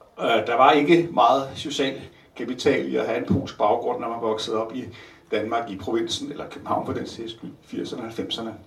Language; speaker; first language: Danish; native; Danish